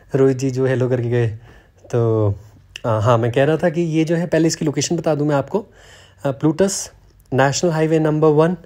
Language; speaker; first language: Hindi; native; Hindi